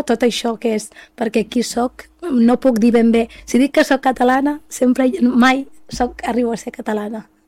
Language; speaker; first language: Catalan; early bilingual, other home language; Arabic